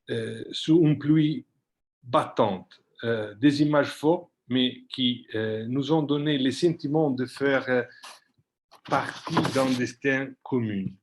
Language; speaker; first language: French; non-native, fluent; Italian